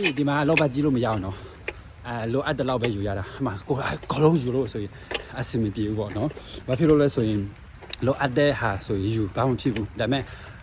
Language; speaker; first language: Burmese; native; Burmese